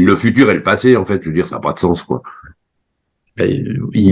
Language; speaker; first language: French; native; French